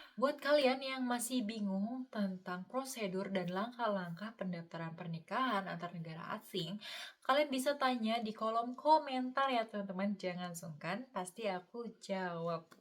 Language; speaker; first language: Indonesian; native; Indonesian